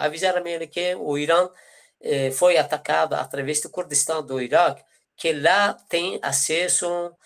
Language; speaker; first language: Portuguese; non-native, fluent; Persian